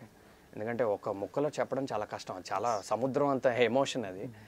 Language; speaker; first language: Telugu; native; Telugu